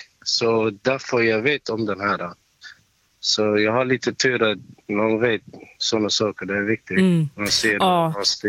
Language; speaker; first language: Swedish; non-native, fluent; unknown